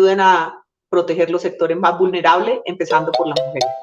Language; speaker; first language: Spanish; native; Spanish